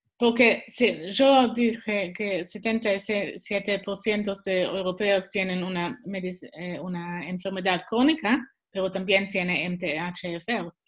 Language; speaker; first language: Spanish; non-native, learner; Swiss German